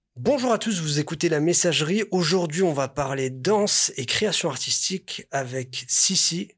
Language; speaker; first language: French; early bilingual, other home language; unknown